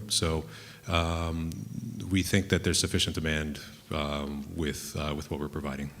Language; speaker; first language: English; native; English